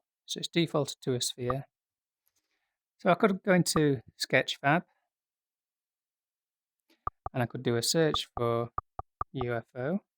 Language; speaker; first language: English; native; English